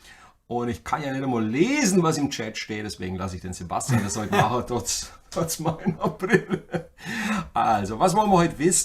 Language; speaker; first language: German; native; German